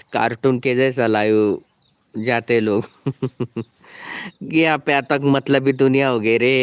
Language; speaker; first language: Hindi; non-native, local second language; Marathi